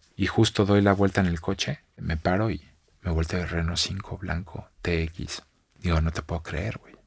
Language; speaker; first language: Spanish; native; Spanish